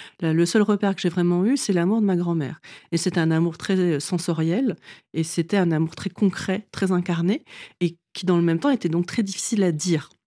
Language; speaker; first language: French; early bilingual, other home language; Vietnamese